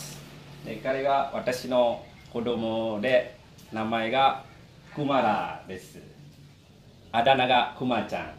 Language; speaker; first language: Japanese; non-native, fluent; Indonesian